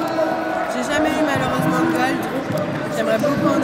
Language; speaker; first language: French; native; French